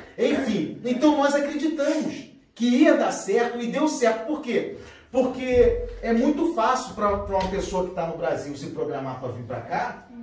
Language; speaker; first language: Portuguese; native; Portuguese